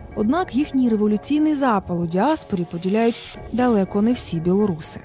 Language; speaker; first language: Ukrainian; native; Ukrainian